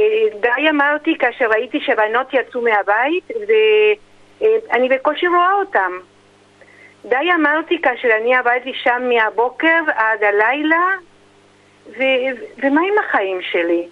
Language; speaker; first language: Hebrew; non-native, fluent; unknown